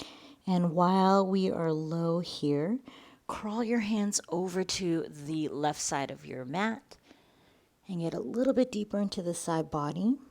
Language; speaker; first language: English; native; English